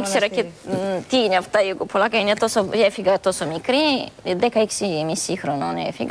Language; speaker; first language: Greek; non-native, learner; Romanian